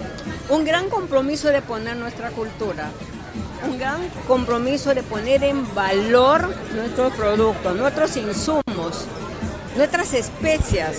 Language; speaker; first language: Spanish; native; Spanish